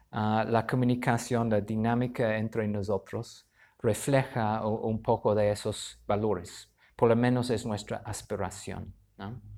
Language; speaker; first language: Spanish; non-native, fluent; English